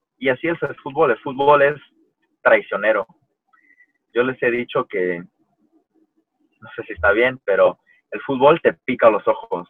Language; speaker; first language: Spanish; early bilingual, heritage; Spanish